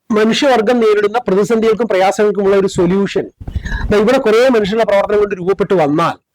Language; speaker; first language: Malayalam; native; Malayalam